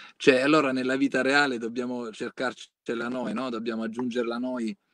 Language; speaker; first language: Italian; native; Italian